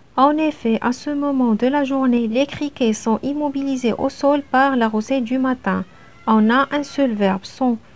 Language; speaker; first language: French; non-native, local second language; Arabic